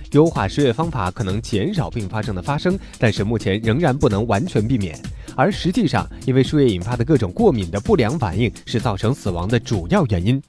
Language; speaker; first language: Chinese; native; Chinese